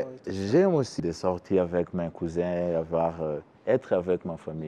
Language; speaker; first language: French; non-native, learner; Kinyarwanda